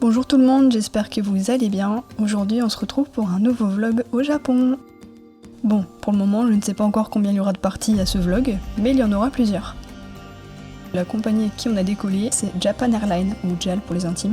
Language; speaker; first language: French; native; French